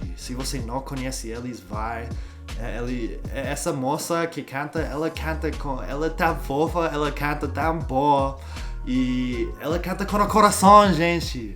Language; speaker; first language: Portuguese; non-native, learner; English